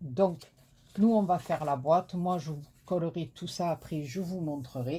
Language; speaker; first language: French; native; French